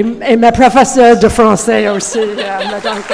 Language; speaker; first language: French; non-native, learner; English